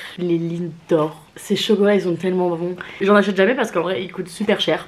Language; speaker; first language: French; native; French